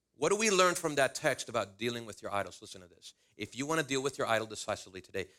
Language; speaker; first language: English; early bilingual, other home language; Spanish